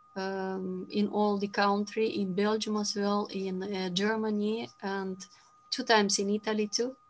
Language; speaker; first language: English; non-native, fluent; Romanian